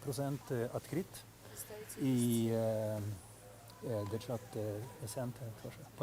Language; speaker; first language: Russian; non-native, learner; German